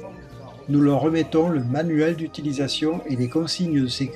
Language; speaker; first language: French; native; French